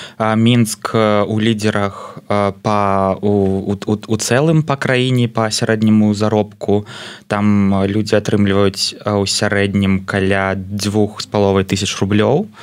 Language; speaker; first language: Belarusian; non-native, local second language; Russian